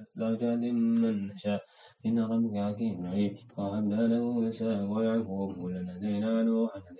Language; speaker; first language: Arabic; non-native, learner; Indonesian